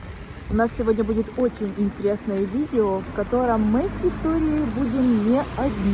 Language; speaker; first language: Russian; native; Russian